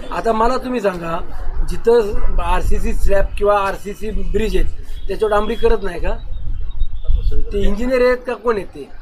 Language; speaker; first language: Marathi; native; Marathi